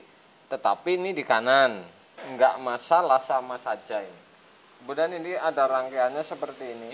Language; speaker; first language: Indonesian; native; Indonesian